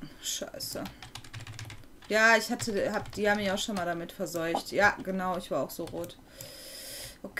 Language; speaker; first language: German; native; German